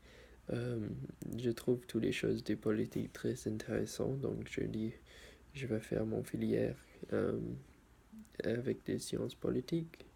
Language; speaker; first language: French; non-native, learner; English